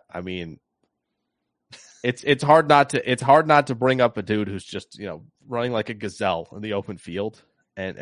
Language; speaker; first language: English; native; English